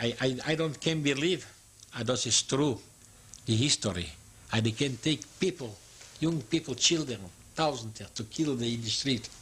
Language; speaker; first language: English; non-native, learner; Yiddish